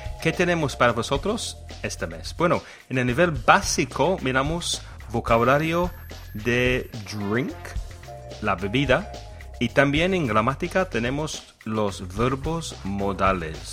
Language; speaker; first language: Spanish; non-native, fluent; English